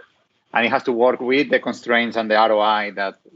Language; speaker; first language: English; non-native, fluent; Spanish